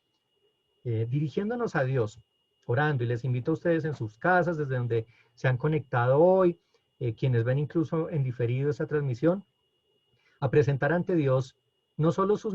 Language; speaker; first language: Spanish; native; Spanish